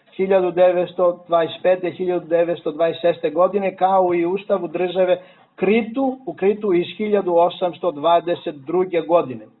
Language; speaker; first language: Serbian; non-native, fluent; Greek